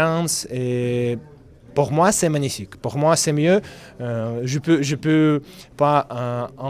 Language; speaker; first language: French; non-native, learner; Russian